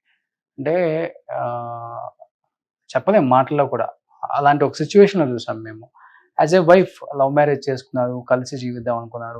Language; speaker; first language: Telugu; native; Telugu